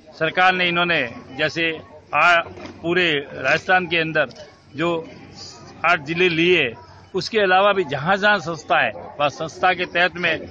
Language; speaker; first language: Hindi; native; Hindi